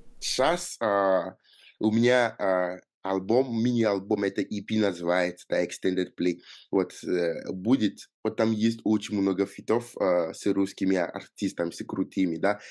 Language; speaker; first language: Russian; non-native, fluent; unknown